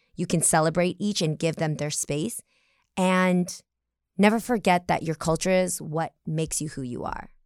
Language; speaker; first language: English; early bilingual, other home language; Vietnamese